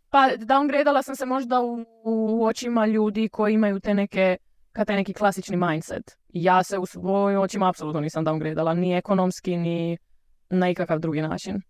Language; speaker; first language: Bosnian; early bilingual, heritage; Croatian